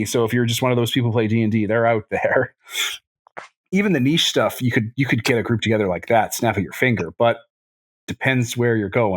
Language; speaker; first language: English; native; English